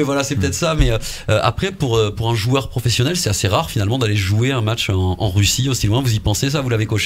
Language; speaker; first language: French; native; French